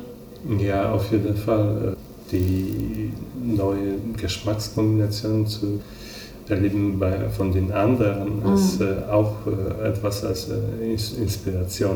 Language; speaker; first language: German; non-native, fluent; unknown